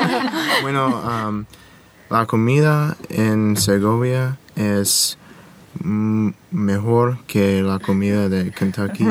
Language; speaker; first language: Spanish; non-native, learner; English